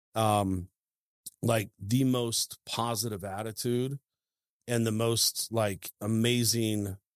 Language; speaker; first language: English; native; English